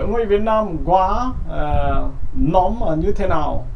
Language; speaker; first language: Vietnamese; non-native, learner; Korean